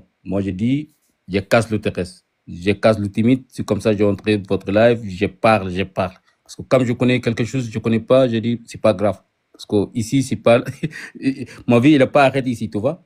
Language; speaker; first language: French; non-native, learner; Arabic